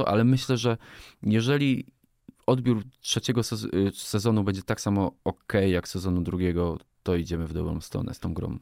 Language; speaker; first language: Polish; native; Polish